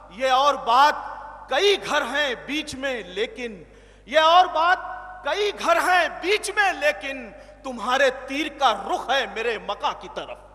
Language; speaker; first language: Urdu; non-native, local second language; Hindi